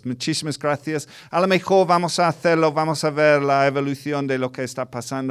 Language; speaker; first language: Spanish; non-native, fluent; English